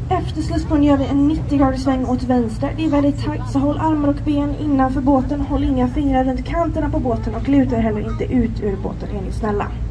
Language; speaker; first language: Swedish; native; Swedish